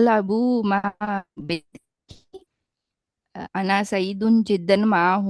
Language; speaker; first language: Arabic; non-native, learner; Hindi